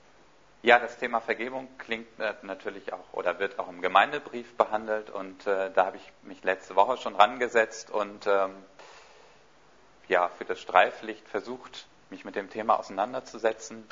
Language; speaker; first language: German; native; German